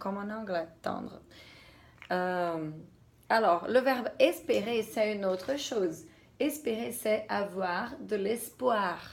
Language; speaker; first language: French; non-native, fluent; Portuguese